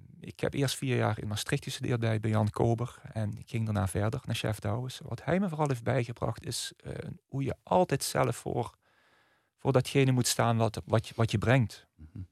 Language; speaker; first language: Dutch; native; Dutch